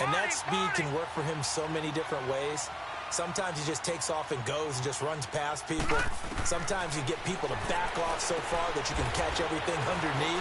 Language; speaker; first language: English; native; English